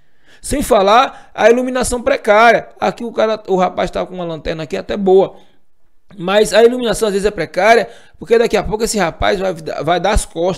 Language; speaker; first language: Portuguese; native; Portuguese